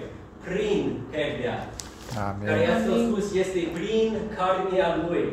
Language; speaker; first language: Romanian; non-native, learner; English